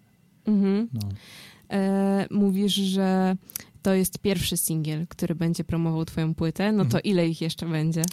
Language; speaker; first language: Polish; native; Polish